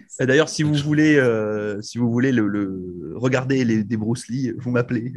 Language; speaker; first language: French; native; French